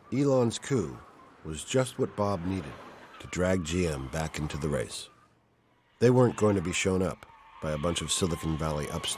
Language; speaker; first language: English; native; English